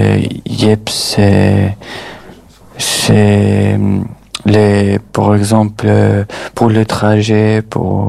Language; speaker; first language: French; non-native, fluent; Albanian